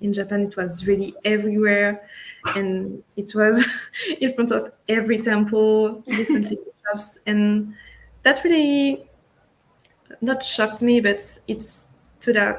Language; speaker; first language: English; non-native, fluent; French